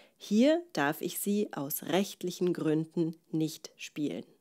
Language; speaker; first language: German; native; German